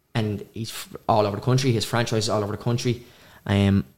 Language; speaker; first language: English; native; English